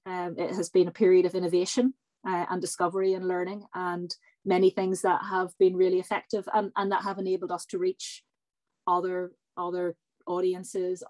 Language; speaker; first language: English; native; English